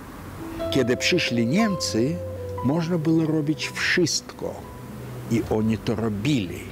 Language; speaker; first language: Polish; non-native, local second language; Yiddish